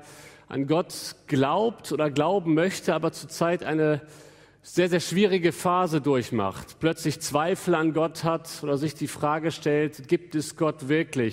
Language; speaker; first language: German; native; German